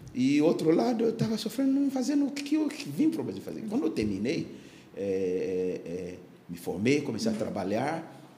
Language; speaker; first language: Portuguese; non-native, fluent; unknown